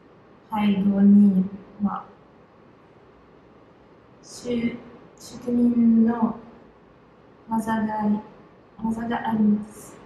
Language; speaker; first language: Japanese; non-native, learner; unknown